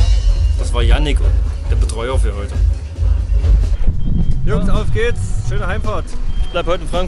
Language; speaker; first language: German; native; German